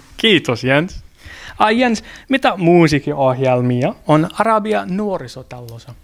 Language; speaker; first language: Finnish; non-native, learner; English